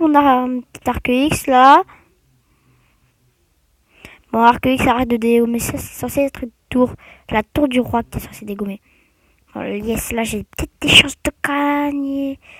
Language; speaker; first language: French; native; French